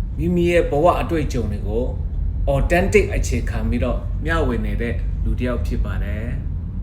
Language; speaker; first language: Burmese; non-native, local second language; Shan